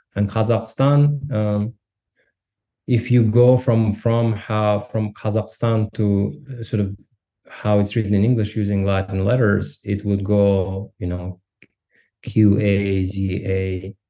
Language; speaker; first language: English; non-native, fluent; Russian